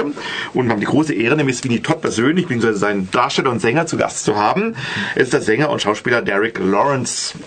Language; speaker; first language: German; native; German